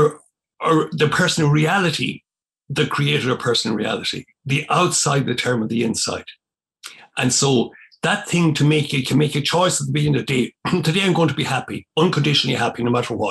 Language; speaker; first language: English; native; English